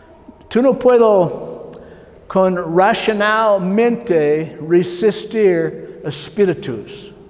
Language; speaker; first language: Spanish; non-native, learner; English